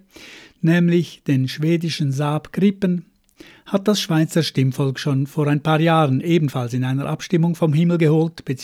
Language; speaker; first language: German; native; German